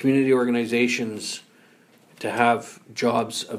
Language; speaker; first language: English; native; English